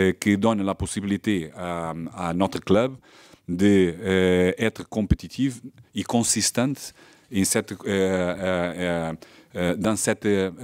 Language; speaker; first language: French; non-native, learner; Portuguese